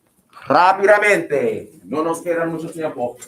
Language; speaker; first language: Spanish; non-native, fluent; English